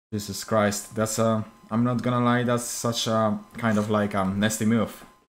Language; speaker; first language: English; non-native, fluent; Polish